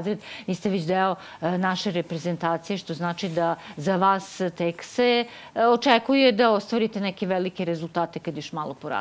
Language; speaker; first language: Croatian; native; Croatian